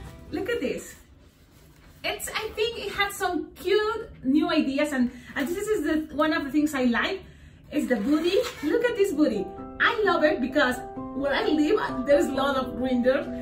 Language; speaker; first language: English; non-native, fluent; Spanish